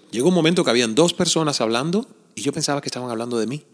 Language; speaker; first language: Spanish; native; Spanish